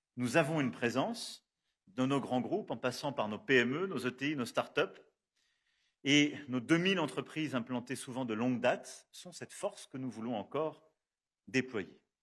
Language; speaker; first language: French; native; French